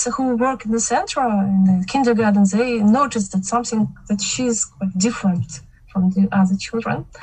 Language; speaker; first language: English; non-native, fluent; Kazakh